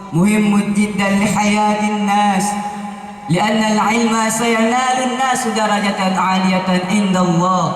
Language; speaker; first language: Arabic; non-native, learner; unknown